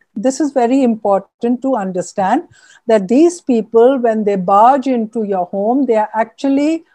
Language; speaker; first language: English; non-native, local second language; Urdu